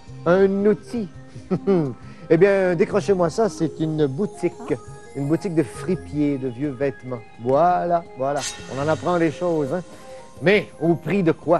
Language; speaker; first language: French; native; French